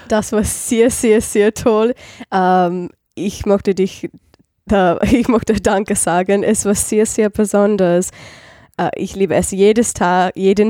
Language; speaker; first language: German; non-native, learner; English